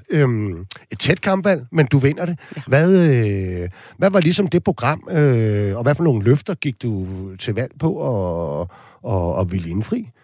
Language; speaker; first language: Danish; native; Danish